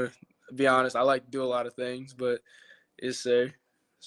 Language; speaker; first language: English; native; English